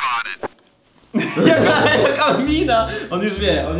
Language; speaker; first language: Polish; native; Polish